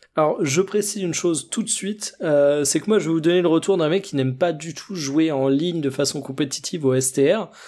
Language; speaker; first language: French; native; French